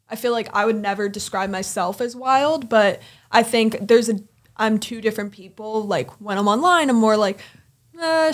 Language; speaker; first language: English; native; English